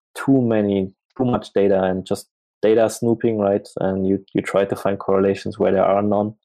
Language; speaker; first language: English; non-native, fluent; German